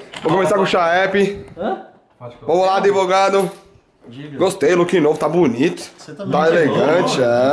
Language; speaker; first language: Portuguese; native; Portuguese